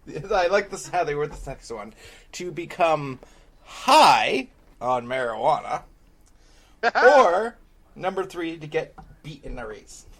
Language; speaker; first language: English; native; English